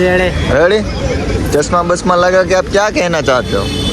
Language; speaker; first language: Hindi; non-native, local second language; Gujarati